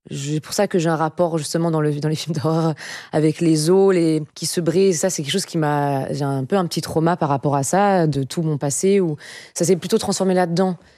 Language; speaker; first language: French; native; French